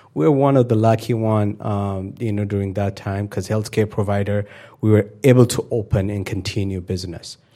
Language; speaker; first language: English; non-native, fluent; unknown